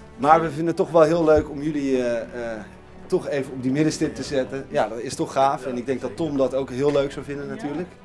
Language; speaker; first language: Dutch; native; Dutch